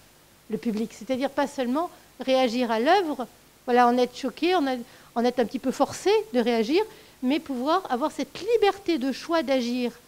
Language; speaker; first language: French; native; French